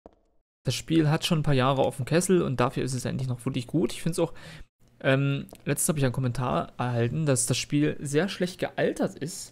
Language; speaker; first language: German; native; German